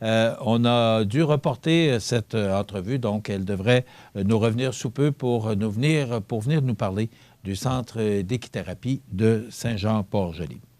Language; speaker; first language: French; native; French